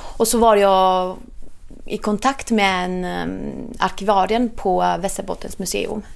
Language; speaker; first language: Swedish; non-native, fluent; Italian